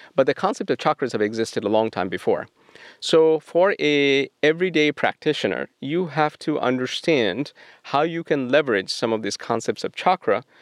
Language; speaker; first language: English; non-native, local second language; Bangla